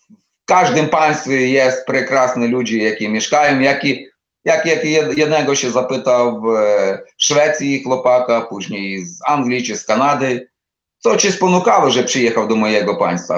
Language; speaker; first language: Polish; non-native, learner; Ukrainian